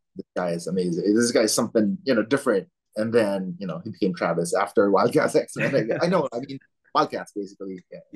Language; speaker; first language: English; non-native, local second language; Filipino